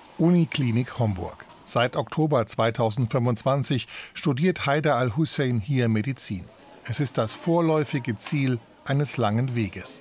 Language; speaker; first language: German; native; German